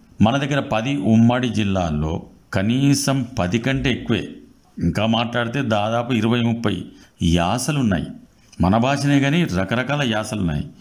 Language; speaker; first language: Telugu; native; Telugu